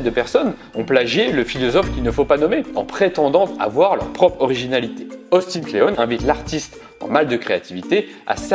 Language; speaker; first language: French; native; French